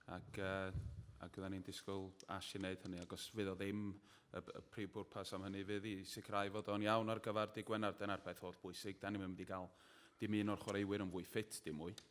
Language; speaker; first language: Welsh; native; Welsh